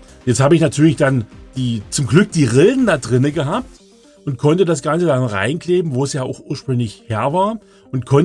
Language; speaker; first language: German; native; German